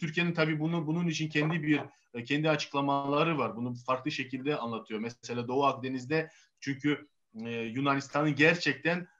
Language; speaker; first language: Turkish; non-native, fluent; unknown